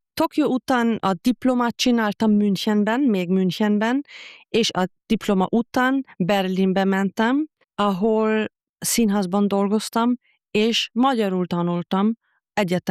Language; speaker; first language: Hungarian; non-native, fluent; German